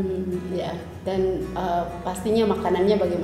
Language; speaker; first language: Indonesian; native; Indonesian